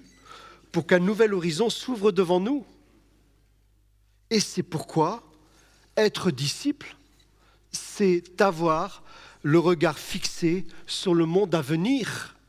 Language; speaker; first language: French; native; French